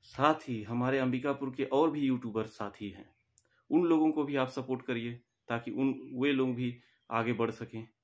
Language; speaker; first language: Hindi; native; Hindi